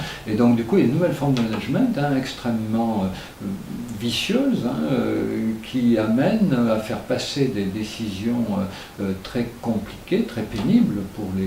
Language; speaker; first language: French; native; French